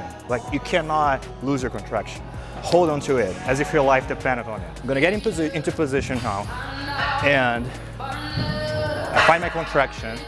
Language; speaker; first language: English; non-native, fluent; Portuguese